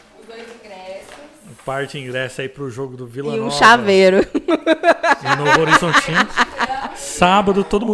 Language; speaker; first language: Portuguese; native; Portuguese